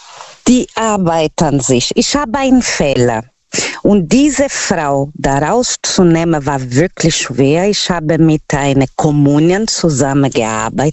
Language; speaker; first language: German; non-native, learner; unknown